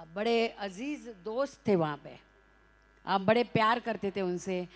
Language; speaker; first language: Hindi; non-native, local second language; Marathi